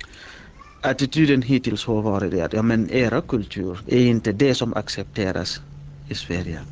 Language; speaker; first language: Swedish; early bilingual, other home language; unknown